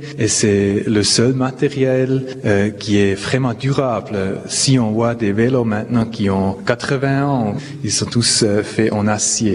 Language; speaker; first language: French; non-native, local second language; Swiss German